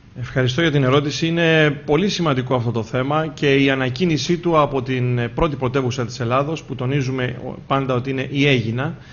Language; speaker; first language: Greek; native; Greek